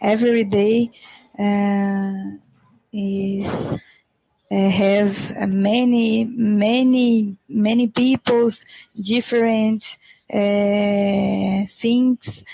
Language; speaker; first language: English; non-native, learner; Portuguese